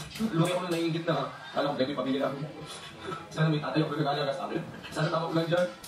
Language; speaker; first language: Filipino; native; Filipino